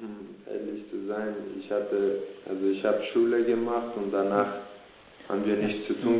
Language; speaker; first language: German; early bilingual, other home language; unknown